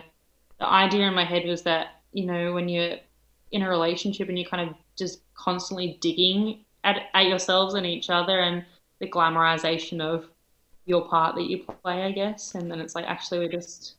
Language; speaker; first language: English; native; English